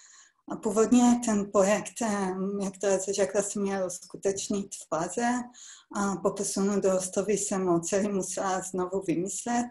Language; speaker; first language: Czech; non-native, fluent; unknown